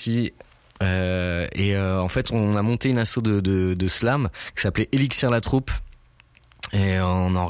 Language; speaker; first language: French; native; French